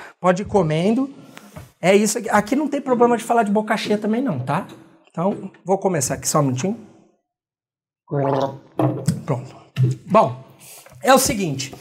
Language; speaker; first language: Portuguese; native; Portuguese